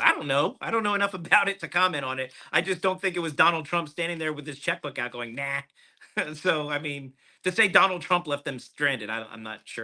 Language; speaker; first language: English; native; English